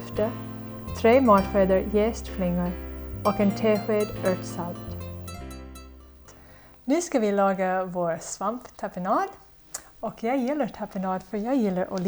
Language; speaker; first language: Swedish; non-native, fluent; English